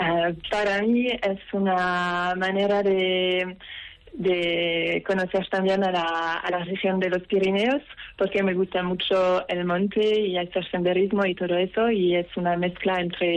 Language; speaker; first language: Spanish; non-native, fluent; Dutch